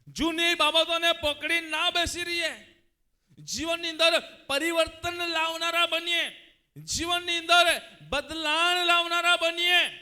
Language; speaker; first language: Gujarati; non-native, local second language; Gamit